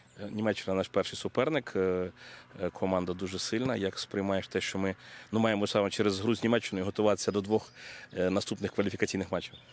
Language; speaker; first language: Ukrainian; native; Ukrainian